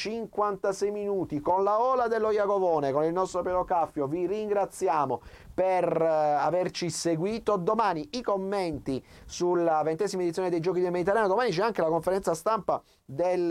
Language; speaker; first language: Italian; native; Italian